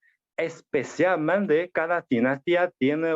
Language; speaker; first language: Spanish; non-native, learner; Chinese